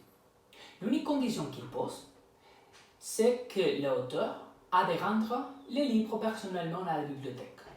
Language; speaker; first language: French; non-native, learner; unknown